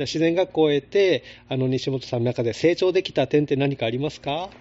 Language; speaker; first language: Japanese; native; Japanese